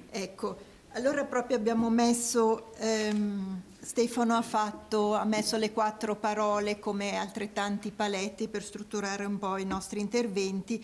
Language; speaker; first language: Italian; native; Italian